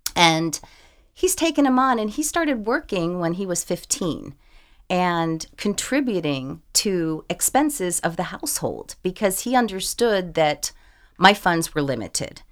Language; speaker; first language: English; native; English